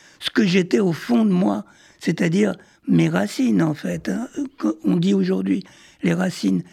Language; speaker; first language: French; early bilingual, other home language; Arabic